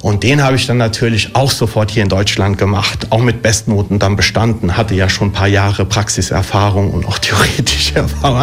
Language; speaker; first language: German; early bilingual, other home language; Italian